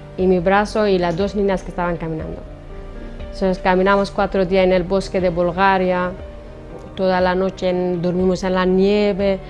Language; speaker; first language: Spanish; non-native, learner; Persian